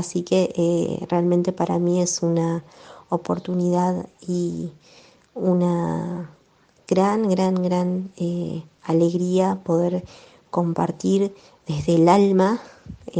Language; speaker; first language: Spanish; native; Spanish